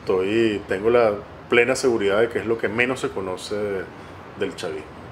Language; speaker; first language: Spanish; native; Spanish